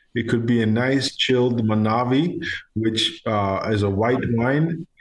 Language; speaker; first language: English; non-native, fluent; Georgian